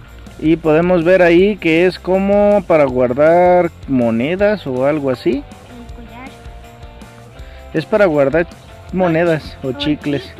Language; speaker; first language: Spanish; native; Spanish